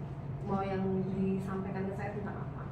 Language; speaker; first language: Malay; native; Malay